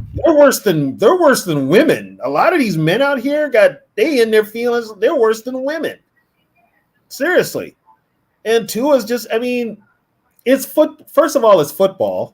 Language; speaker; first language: English; native; English